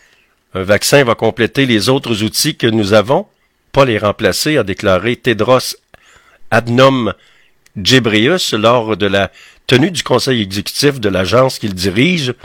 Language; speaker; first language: French; native; French